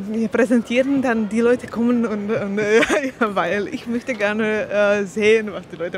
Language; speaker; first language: German; non-native, learner; Slovak